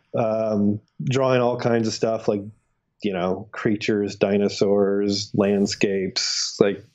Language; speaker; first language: English; native; English